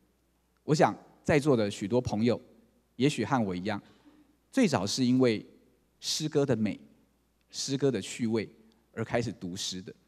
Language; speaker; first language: Chinese; native; Chinese